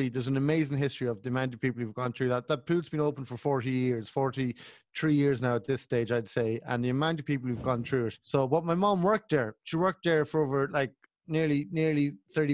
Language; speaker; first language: English; native; English